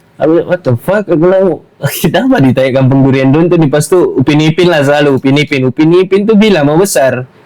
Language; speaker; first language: Malay; native; Malay